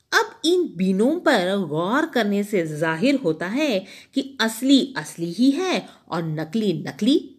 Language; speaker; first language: Hindi; non-native, local second language; Marathi